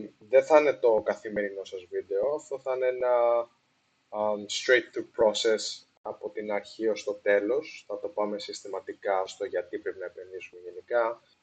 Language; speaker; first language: Greek; early bilingual, heritage; Greek